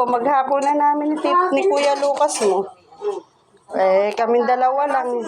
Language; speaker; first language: Filipino; native; Filipino